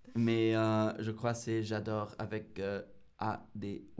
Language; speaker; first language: French; non-native, fluent; English